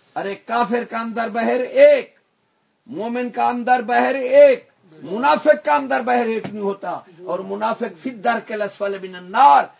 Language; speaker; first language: Urdu; non-native, local second language; Punjabi